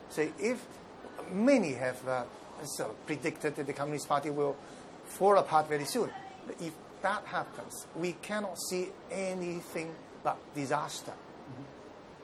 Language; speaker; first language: English; non-native, local second language; Cantonese